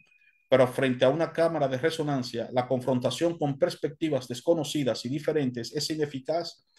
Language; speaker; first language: Spanish; native; Spanish